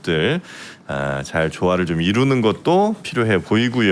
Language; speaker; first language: Korean; native; Korean